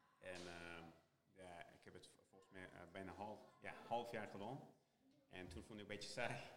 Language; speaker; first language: Dutch; non-native, learner; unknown